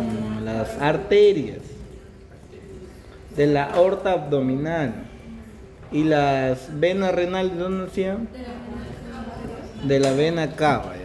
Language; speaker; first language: Spanish; native; Spanish